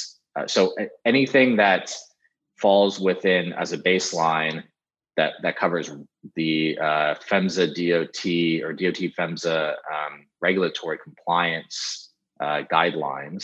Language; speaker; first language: English; native; English